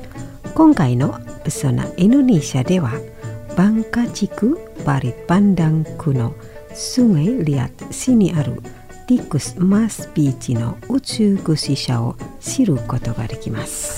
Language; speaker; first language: Japanese; non-native, fluent; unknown